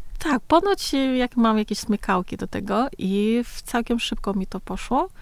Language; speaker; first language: Polish; early bilingual, other home language; Vietnamese